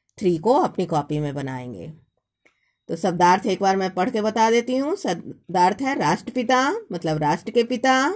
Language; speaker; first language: Hindi; native; Hindi